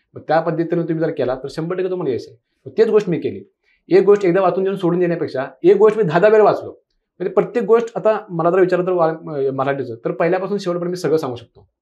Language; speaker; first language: Marathi; non-native, local second language; Kannada